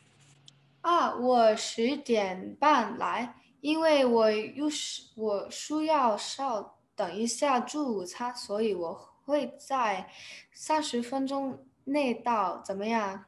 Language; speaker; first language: Chinese; non-native, learner; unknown